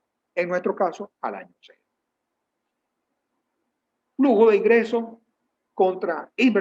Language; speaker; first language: Spanish; native; Spanish